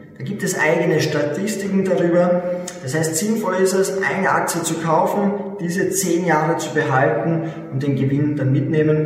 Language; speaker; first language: German; native; German